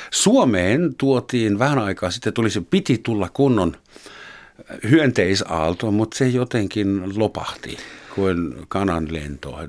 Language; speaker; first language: Finnish; non-native, fluent; German